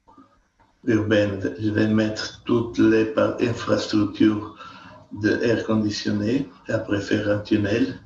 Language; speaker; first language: French; non-native, fluent; Portuguese